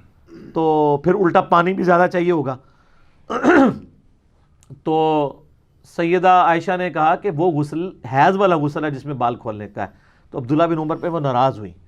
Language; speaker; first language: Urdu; non-native, local second language; Punjabi